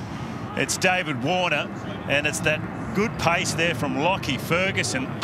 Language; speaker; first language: English; native; English